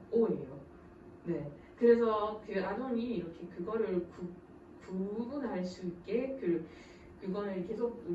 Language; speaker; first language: Korean; non-native, fluent; French